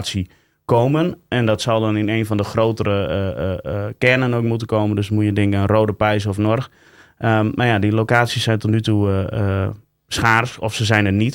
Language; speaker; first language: Dutch; native; Dutch